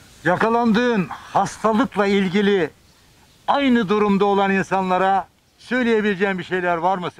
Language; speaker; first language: Turkish; native; Turkish